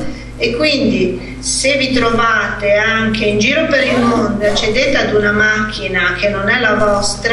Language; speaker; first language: Italian; native; Italian